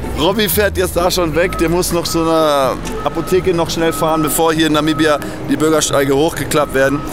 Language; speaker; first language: German; native; German